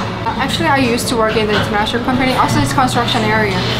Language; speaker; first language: English; non-native, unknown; Korean